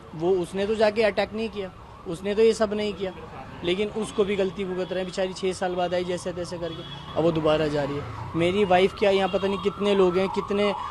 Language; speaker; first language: Hindi; native; Hindi